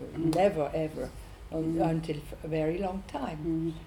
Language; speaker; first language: English; non-native, learner; Swiss German